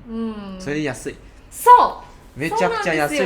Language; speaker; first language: Japanese; non-native, learner; Cantonese